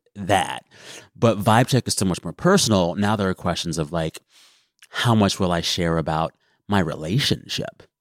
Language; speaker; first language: English; native; English